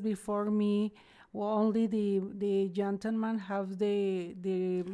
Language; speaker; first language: English; non-native, fluent; Spanish